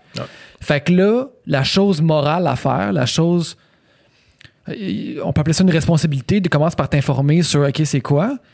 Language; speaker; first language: French; native; French